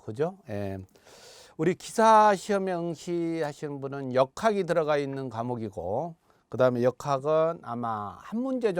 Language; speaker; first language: Korean; native; Korean